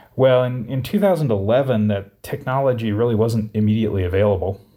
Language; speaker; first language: English; native; English